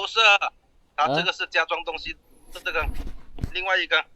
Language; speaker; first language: Chinese; native; Chinese